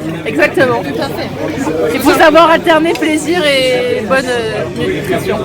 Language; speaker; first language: French; native; French